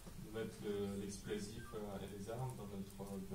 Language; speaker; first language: French; non-native, fluent; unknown